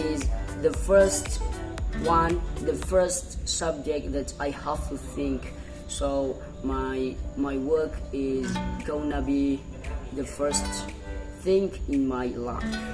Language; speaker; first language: English; non-native, learner; Indonesian